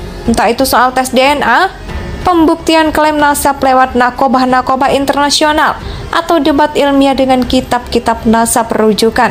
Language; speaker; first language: Indonesian; native; Indonesian